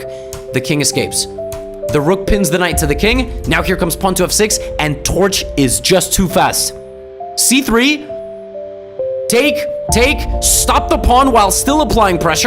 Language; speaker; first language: English; native; English